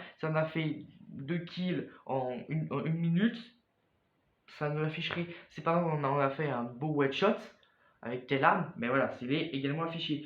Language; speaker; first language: French; native; French